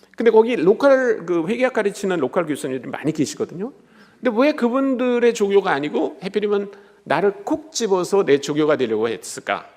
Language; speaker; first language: Korean; native; Korean